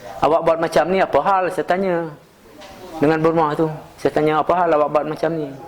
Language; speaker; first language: Malay; non-native, local second language; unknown